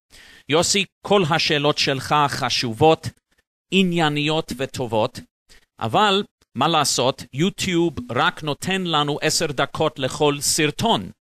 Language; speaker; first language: Hebrew; non-native, fluent; English